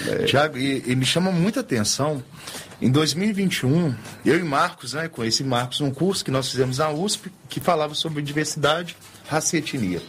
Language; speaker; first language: Portuguese; native; Portuguese